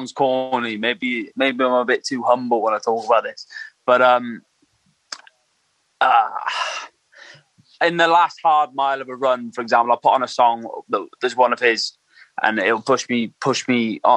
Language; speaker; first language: English; native; English